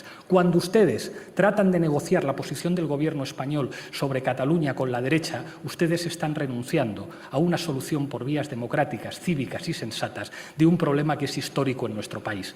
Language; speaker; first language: Spanish; native; Spanish